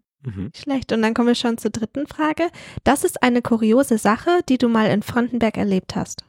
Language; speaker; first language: German; native; German